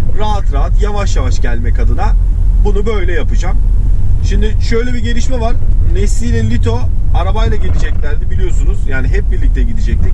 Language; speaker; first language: Turkish; early bilingual, heritage; Turkish